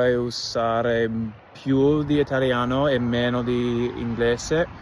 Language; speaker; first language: Italian; non-native, learner; English